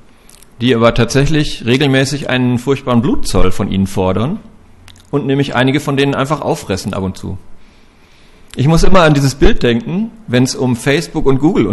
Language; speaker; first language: German; native; German